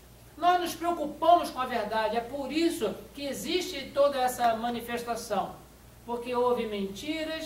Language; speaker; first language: Portuguese; native; Portuguese